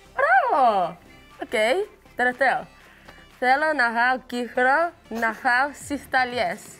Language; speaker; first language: Greek; early bilingual, heritage; Greek